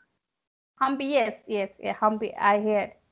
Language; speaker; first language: English; non-native, learner; Telugu